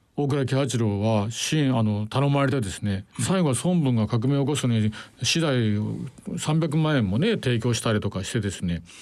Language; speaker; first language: Japanese; native; Japanese